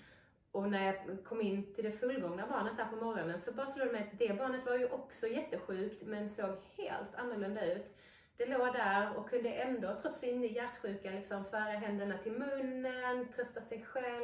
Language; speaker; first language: Swedish; native; Swedish